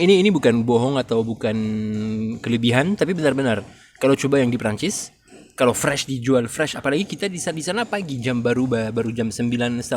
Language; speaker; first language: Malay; non-native, fluent; French